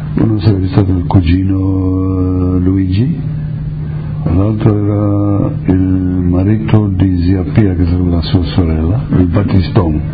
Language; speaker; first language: Italian; early bilingual, heritage; Italian